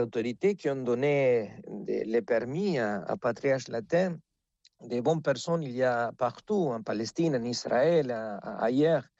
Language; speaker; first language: French; non-native, fluent; Spanish